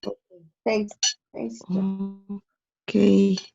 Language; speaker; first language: English; non-native, learner; Spanish